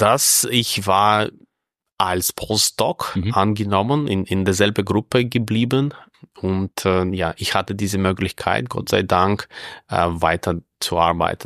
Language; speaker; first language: German; non-native, fluent; Russian